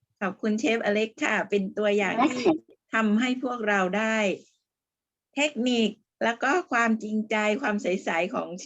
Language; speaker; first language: Thai; native; Thai